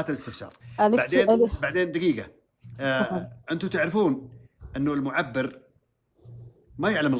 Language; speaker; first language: Arabic; native; Arabic